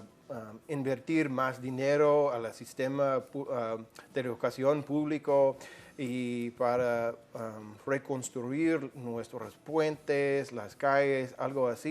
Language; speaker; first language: Spanish; non-native, fluent; English